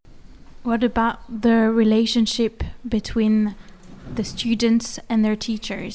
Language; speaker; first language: English; non-native, learner; French